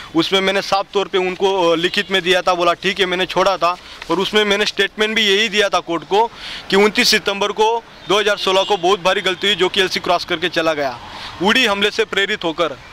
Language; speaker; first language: Hindi; non-native, local second language; Marathi